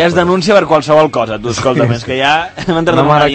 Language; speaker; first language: Catalan; native; Catalan